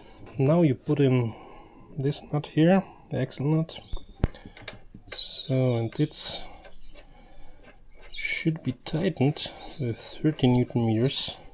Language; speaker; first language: English; non-native, fluent; German